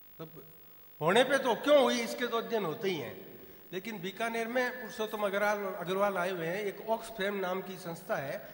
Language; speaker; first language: Hindi; non-native, local second language; Rajasthani